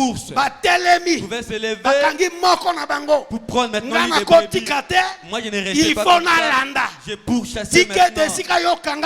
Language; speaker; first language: French; non-native, local second language; Lingala